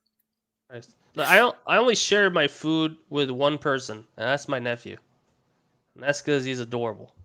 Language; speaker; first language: English; native; English